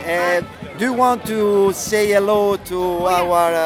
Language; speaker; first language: English; non-native, fluent; Italian